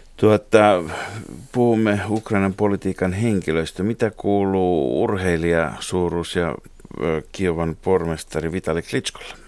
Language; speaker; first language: Finnish; native; Finnish